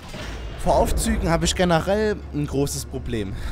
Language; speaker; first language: German; native; German